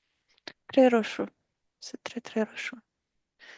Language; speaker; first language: French; non-native, fluent; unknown